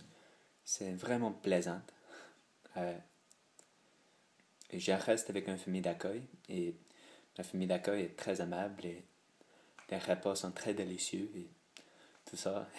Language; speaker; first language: French; non-native, learner; English